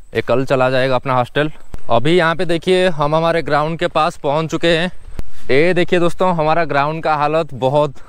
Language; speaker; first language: Hindi; non-native, local second language; Odia